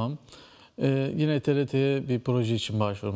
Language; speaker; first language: Turkish; native; Turkish